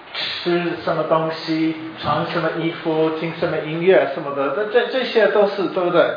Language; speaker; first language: Chinese; non-native, fluent; English